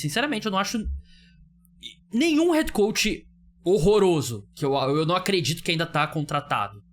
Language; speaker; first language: Portuguese; native; Portuguese